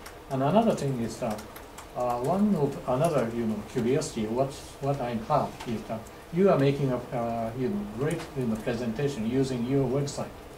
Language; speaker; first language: English; non-native, fluent; Japanese